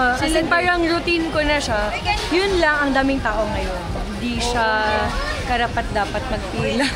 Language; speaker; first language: Filipino; non-native, local second language; Cebuano